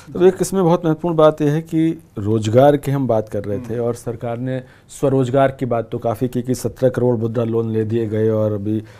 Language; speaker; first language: Hindi; native; Hindi